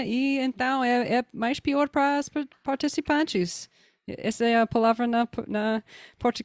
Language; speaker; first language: Portuguese; non-native, learner; English